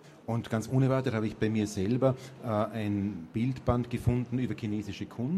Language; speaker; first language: German; native; German